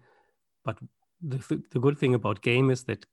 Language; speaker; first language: English; non-native, fluent; German